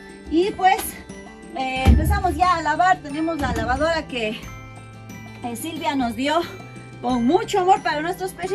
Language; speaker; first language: Spanish; native; Spanish